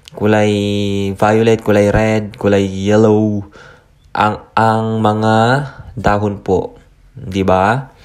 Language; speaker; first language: Filipino; native; Filipino